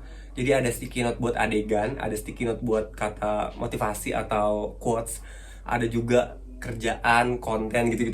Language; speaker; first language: Indonesian; native; Indonesian